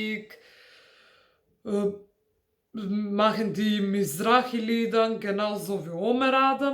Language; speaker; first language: German; non-native, fluent; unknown